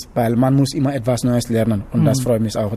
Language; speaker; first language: German; non-native, learner; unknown